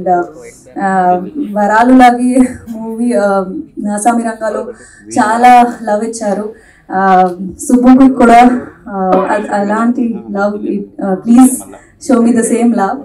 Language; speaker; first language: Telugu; non-native, learner; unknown